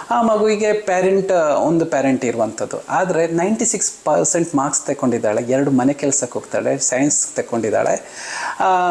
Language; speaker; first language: Kannada; non-native, local second language; Malayalam